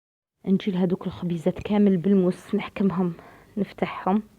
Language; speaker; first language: Arabic; native; Arabic